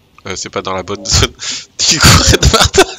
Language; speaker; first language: French; native; French